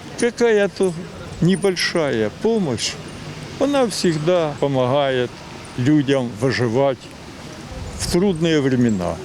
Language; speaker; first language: Russian; native; Russian